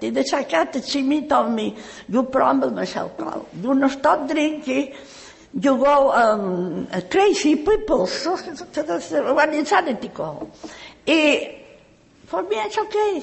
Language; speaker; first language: English; non-native, learner; Catalan